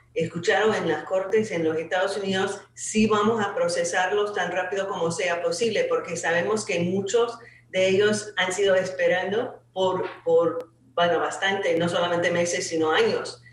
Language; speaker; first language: Spanish; non-native, fluent; English